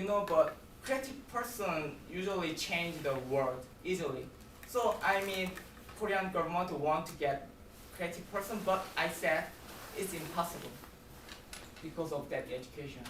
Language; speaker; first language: English; non-native, learner; Korean